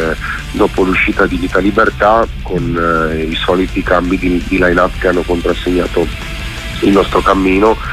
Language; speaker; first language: Italian; native; Italian